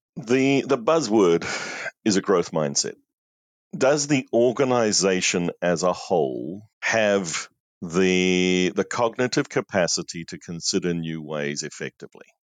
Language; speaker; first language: English; native; English